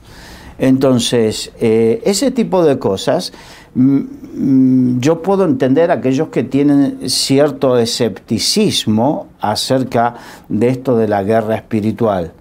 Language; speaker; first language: Spanish; native; Spanish